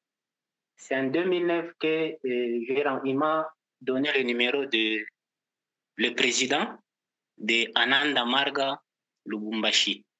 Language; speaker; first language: French; non-native, local second language; Portuguese